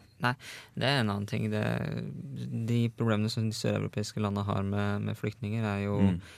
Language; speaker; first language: Norwegian; native; Norwegian